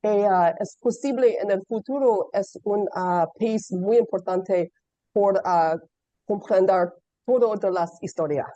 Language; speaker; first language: Spanish; non-native, learner; English